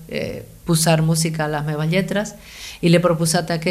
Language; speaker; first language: Catalan; non-native, fluent; Spanish